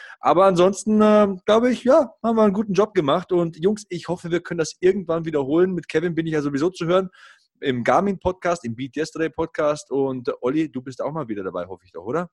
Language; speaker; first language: German; native; German